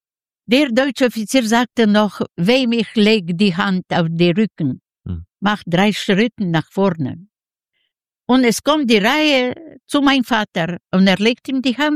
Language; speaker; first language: German; non-native, learner; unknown